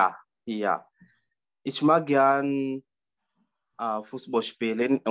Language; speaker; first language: German; non-native, learner; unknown